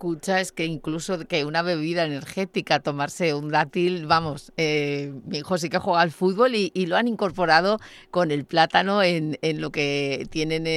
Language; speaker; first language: Spanish; native; Spanish